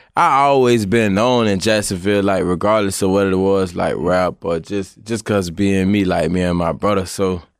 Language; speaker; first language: English; native; English